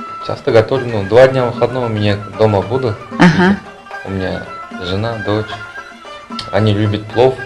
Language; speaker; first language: Russian; non-native, learner; Uzbek